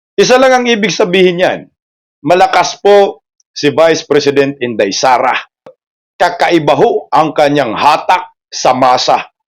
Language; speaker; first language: Filipino; non-native, local second language; Cebuano